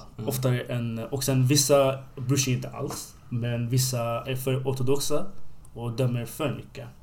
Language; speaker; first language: Swedish; non-native, fluent; Bangla